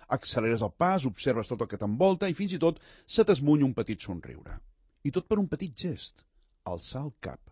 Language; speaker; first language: Catalan; native; Catalan